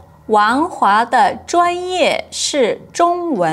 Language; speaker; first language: Chinese; non-native, fluent; Portuguese